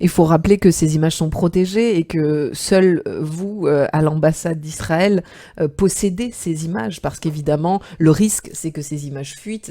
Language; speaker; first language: French; native; French